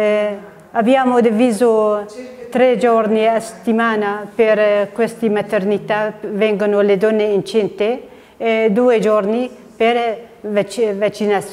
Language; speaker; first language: Italian; non-native, fluent; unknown